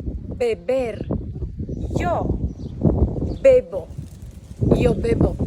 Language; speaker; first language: Spanish; non-native, fluent; Slovak